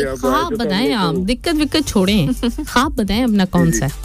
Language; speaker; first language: Hindi; native; Hindi